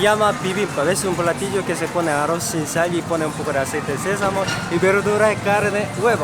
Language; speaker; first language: Spanish; non-native, fluent; Korean